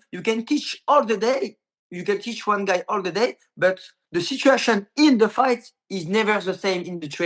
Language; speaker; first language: English; non-native, learner; French